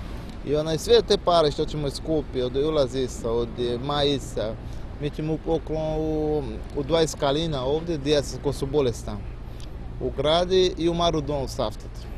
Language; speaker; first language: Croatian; non-native, learner; Portuguese